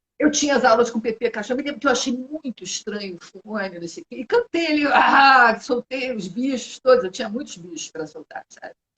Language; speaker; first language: Portuguese; native; Portuguese